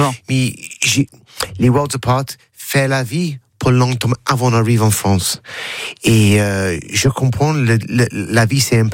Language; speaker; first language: French; non-native, learner; English